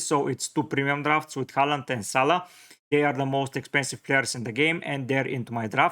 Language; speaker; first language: English; non-native, fluent; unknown